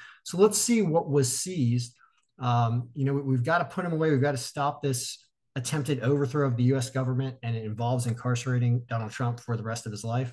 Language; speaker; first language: English; native; English